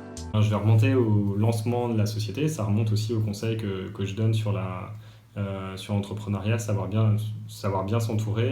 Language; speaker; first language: French; native; French